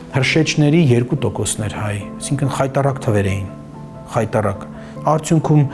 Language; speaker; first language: Armenian; native; Armenian